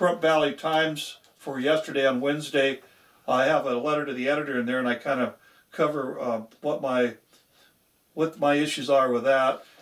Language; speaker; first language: English; native; English